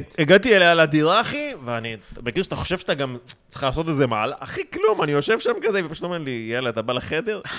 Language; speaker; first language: Hebrew; native; Hebrew